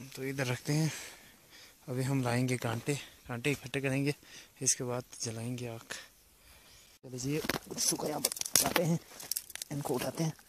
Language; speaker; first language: Urdu; non-native, local second language; Balti